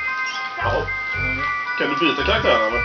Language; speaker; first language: Swedish; native; Swedish